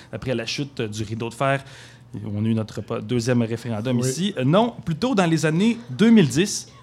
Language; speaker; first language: French; native; French